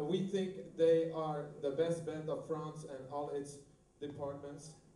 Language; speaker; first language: English; non-native, fluent; Dutch